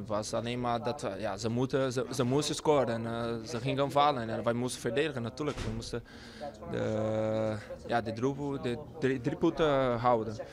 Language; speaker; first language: Dutch; non-native, learner; Portuguese